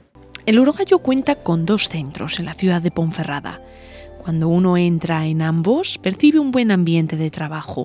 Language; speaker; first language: Spanish; native; Spanish